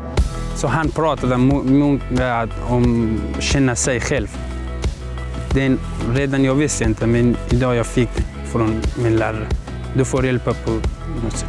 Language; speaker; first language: Swedish; non-native, learner; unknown